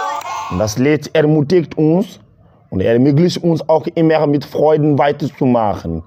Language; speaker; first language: German; non-native, learner; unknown